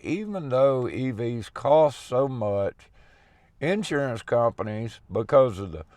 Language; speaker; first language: English; native; English